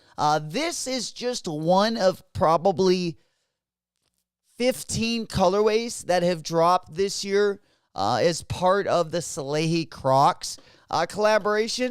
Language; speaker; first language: English; native; English